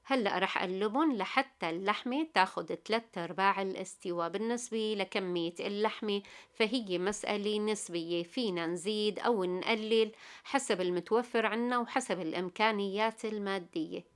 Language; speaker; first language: Arabic; native; Arabic